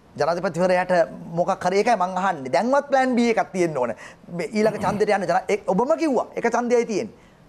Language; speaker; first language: Sinhala; native; Sinhala